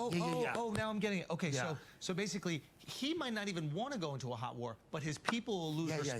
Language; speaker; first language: English; native; English